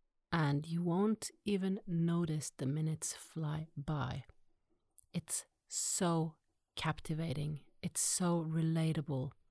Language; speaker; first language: English; non-native, fluent; Norwegian